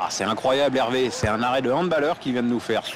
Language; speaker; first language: French; native; French